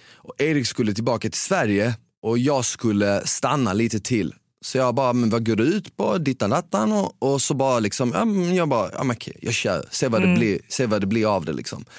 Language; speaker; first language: Swedish; early bilingual, other home language; Bosnian